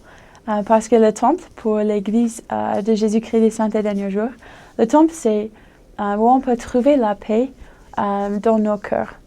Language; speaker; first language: French; non-native, fluent; English